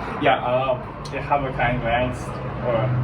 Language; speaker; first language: German; non-native, learner; English